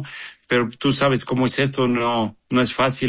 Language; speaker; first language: Spanish; native; Spanish